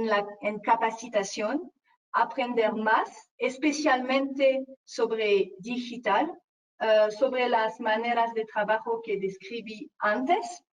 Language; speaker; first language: Spanish; non-native, fluent; French